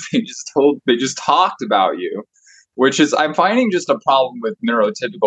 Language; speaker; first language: English; native; English